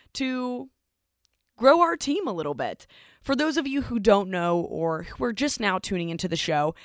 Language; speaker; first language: English; native; English